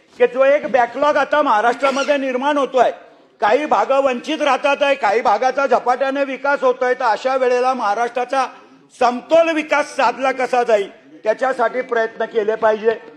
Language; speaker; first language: Marathi; native; Marathi